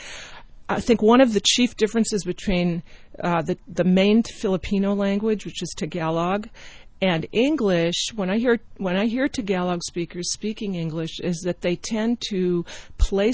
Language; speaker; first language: English; native; English